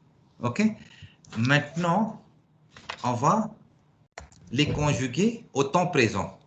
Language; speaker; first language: French; non-native, fluent; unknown